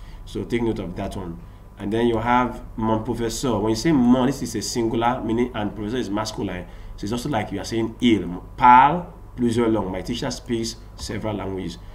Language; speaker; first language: English; non-native, local second language; Yoruba